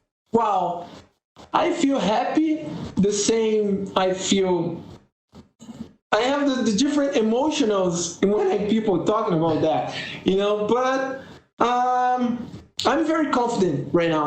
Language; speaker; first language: English; non-native, learner; Portuguese